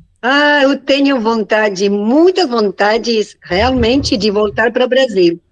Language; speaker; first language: Portuguese; non-native, learner; Spanish